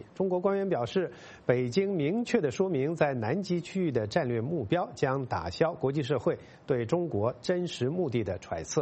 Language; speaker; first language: Chinese; native; Chinese